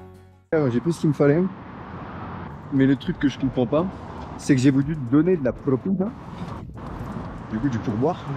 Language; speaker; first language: French; native; French